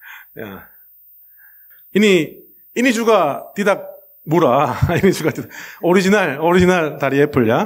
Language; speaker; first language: Indonesian; non-native, learner; Korean